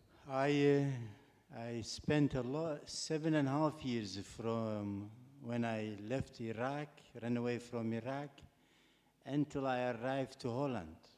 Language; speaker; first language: English; non-native, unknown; Arabic